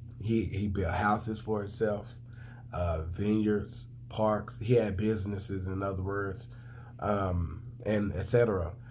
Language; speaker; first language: English; native; English